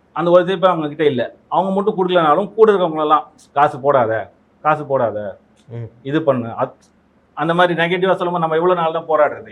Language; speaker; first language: Tamil; non-native, local second language; Telugu